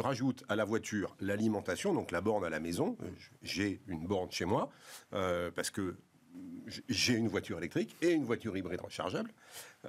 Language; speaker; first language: French; native; French